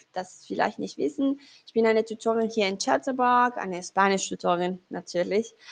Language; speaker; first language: German; non-native, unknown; Spanish